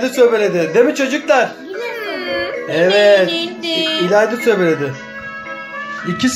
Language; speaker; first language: Turkish; native; Turkish